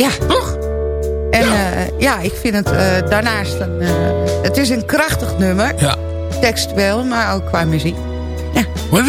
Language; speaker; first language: Dutch; native; Dutch